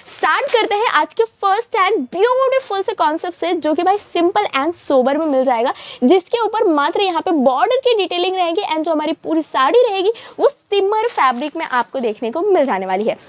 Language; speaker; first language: Hindi; native; Hindi